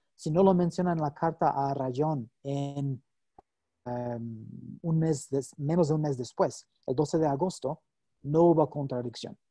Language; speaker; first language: Spanish; non-native, fluent; English